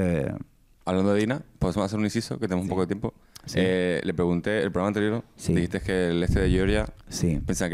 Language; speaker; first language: Spanish; native; Spanish